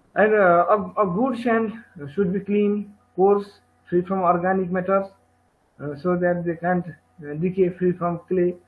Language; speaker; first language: English; non-native, local second language; Nepali